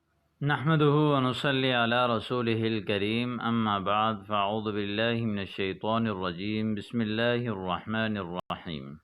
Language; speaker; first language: Arabic; non-native, fluent; Urdu